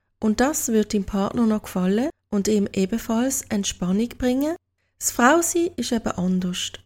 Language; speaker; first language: German; native; German